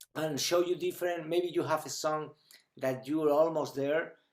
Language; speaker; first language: English; non-native, fluent; Spanish